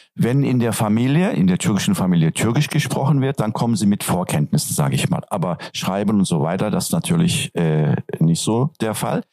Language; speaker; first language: German; non-native, fluent; Turkish